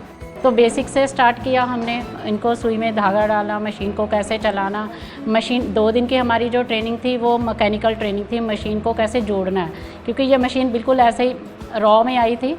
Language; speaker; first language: Hindi; native; Hindi